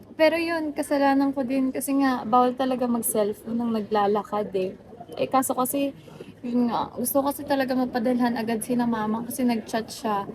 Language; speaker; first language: Filipino; native; Filipino